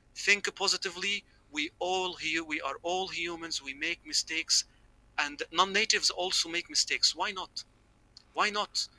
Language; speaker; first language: English; non-native, fluent; Arabic